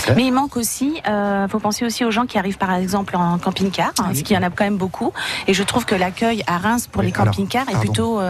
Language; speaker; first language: French; native; French